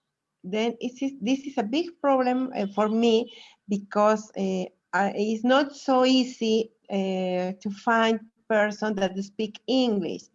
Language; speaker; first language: English; non-native, fluent; Spanish